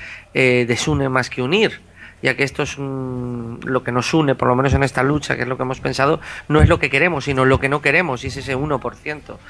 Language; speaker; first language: Spanish; native; Spanish